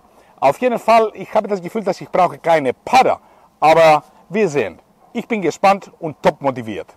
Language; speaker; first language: German; non-native, fluent; Greek